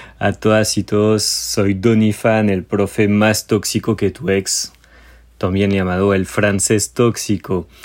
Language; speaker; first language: Spanish; non-native, fluent; French